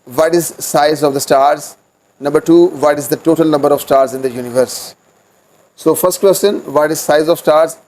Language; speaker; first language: English; non-native, local second language; Urdu